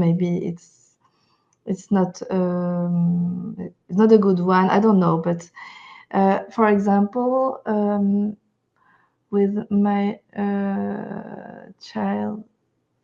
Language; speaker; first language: English; non-native, fluent; French